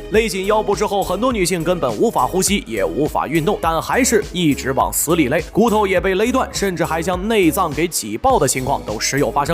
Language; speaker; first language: Chinese; native; Chinese